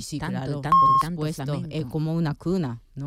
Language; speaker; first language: Spanish; non-native, fluent; Japanese